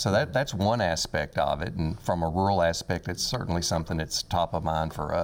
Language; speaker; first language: English; native; English